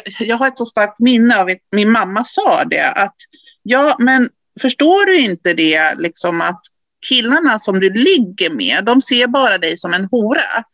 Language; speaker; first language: Swedish; early bilingual, other home language; Spanish